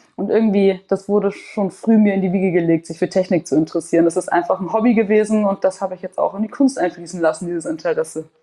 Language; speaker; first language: German; native; German